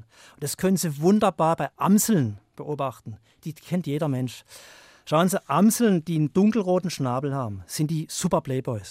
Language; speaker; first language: German; native; German